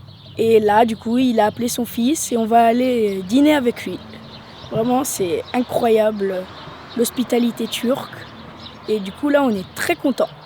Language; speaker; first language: French; native; French